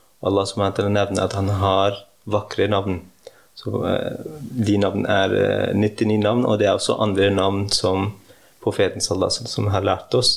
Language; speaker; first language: Norwegian; early bilingual, heritage; Norwegian